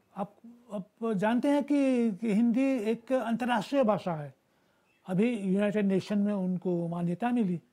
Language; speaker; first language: Hindi; early bilingual, heritage; Bhojpuri